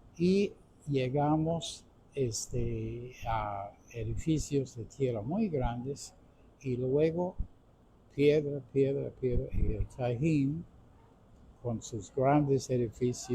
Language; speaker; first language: Spanish; non-native, fluent; English